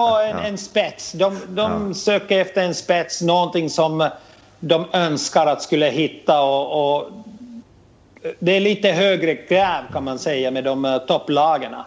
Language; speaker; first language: Swedish; non-native, fluent; Finnish